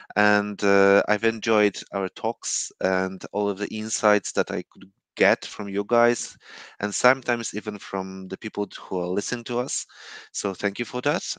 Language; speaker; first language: English; non-native, fluent; Polish